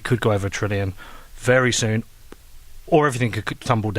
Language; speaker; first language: English; native; English